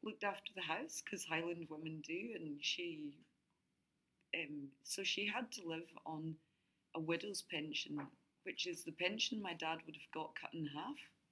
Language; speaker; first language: English; native; English